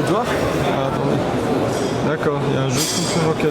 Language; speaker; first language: French; native; French